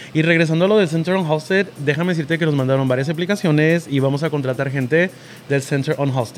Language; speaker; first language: Spanish; native; Spanish